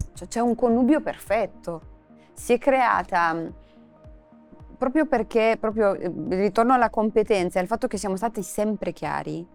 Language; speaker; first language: Italian; non-native, fluent; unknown